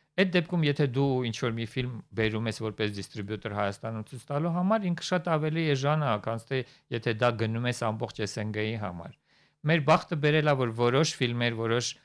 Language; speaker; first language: Armenian; native; Armenian